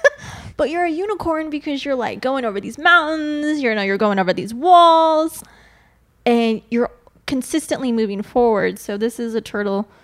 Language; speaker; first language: English; native; English